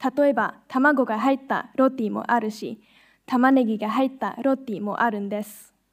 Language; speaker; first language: Japanese; non-native, fluent; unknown